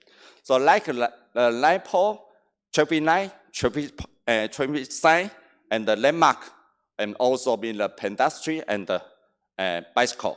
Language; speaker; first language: English; non-native, learner; Chinese